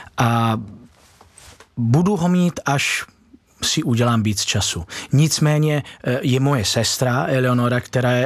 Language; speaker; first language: Czech; non-native, fluent; Italian